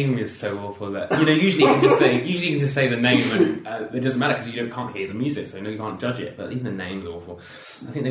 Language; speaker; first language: English; native; English